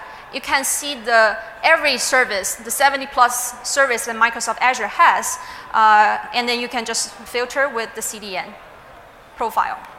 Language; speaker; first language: English; non-native, fluent; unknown